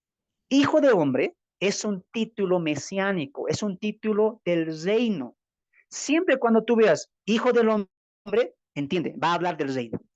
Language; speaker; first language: Spanish; native; Spanish